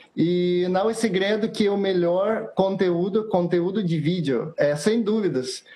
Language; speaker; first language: Portuguese; non-native, fluent; Russian